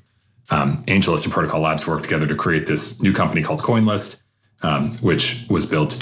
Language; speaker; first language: English; native; English